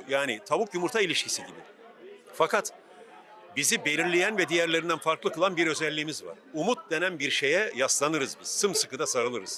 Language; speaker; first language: Turkish; native; Turkish